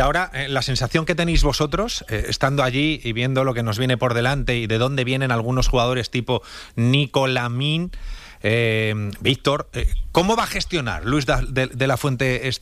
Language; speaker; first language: Spanish; native; Spanish